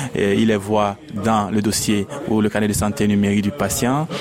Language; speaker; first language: French; non-native, local second language; Ewe